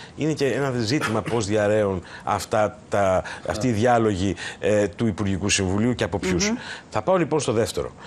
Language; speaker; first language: Greek; native; Greek